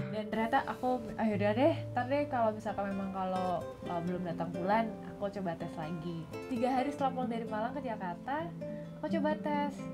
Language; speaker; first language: Indonesian; native; Indonesian